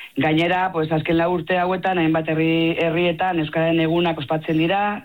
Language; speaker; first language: Basque; non-native, local second language; Spanish